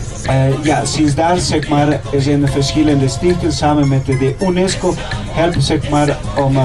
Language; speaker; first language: Dutch; non-native, fluent; Spanish